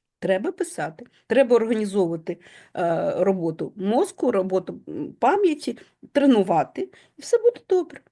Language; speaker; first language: Ukrainian; non-native, local second language; Russian